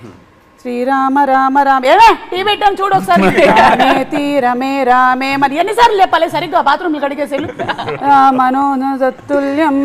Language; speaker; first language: Telugu; native; Telugu